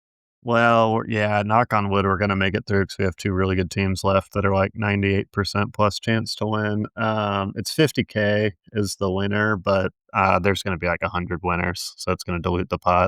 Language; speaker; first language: English; native; English